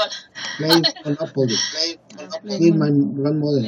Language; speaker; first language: English; non-native, learner; Spanish